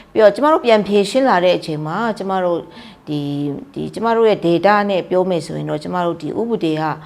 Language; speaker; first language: Burmese; non-native, local second language; Kachin